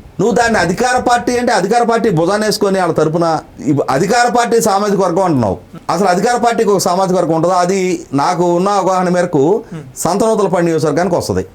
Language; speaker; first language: Telugu; native; Telugu